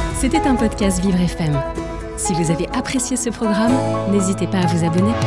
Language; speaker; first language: French; native; French